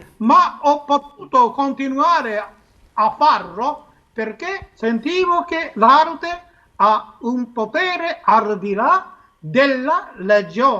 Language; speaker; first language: Italian; non-native, learner; Japanese